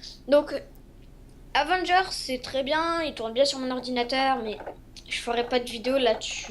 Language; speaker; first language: French; native; French